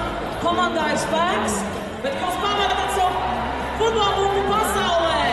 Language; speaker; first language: Latvian; native; Latvian